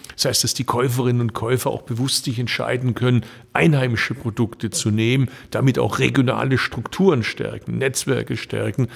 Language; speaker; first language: German; early bilingual, other home language; Turkish